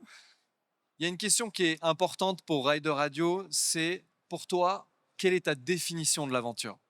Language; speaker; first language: French; native; French